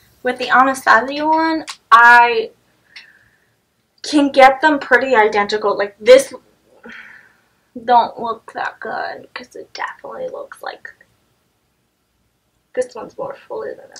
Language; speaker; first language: English; native; English